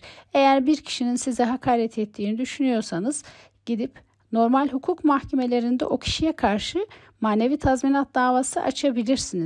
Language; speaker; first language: Turkish; native; Turkish